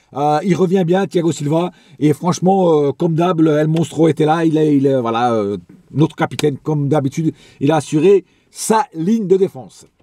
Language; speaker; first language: French; native; French